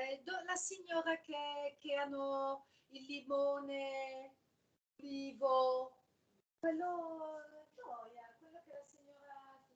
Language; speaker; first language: Italian; non-native, fluent; French